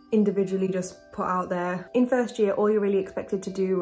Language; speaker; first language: English; native; English